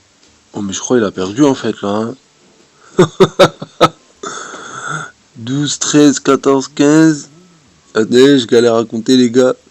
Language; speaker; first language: French; native; French